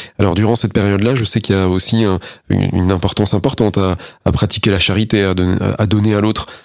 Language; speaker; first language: French; native; French